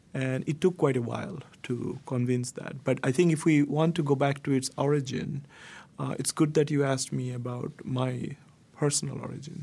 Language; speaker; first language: English; non-native, local second language; Bangla